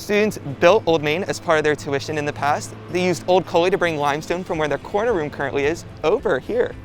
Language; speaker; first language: English; native; English